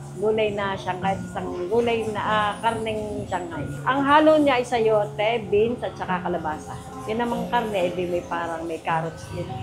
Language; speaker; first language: Filipino; native; Filipino